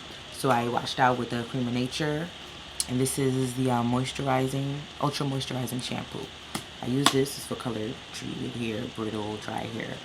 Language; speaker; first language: English; native; English